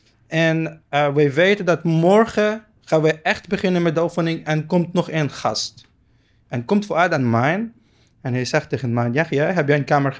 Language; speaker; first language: Dutch; non-native, learner; Arabic